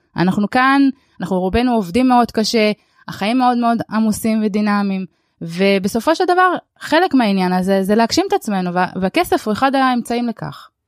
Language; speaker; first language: Hebrew; early bilingual, other home language; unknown